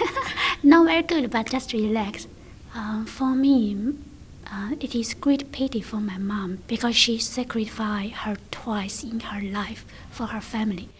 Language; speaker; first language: English; non-native, learner; Chinese